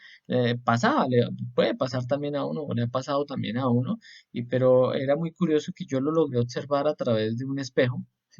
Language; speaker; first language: Spanish; native; Spanish